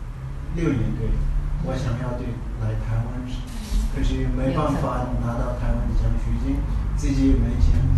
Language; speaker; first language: Chinese; non-native, learner; Tibetan